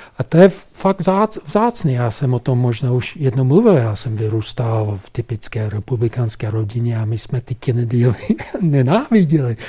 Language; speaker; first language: Czech; non-native, fluent; English